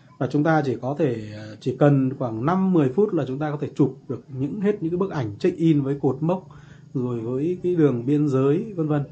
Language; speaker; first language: Vietnamese; native; Vietnamese